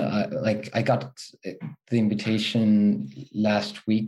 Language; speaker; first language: English; non-native, fluent; Spanish